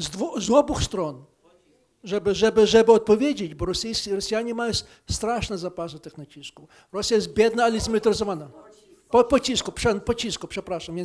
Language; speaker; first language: Polish; non-native, fluent; Ukrainian